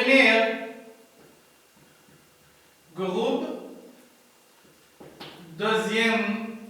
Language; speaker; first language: French; non-native, learner; Arabic